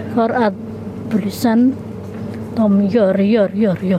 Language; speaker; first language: Swedish; non-native, learner; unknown